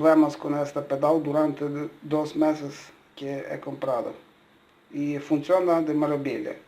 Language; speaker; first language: Spanish; non-native, learner; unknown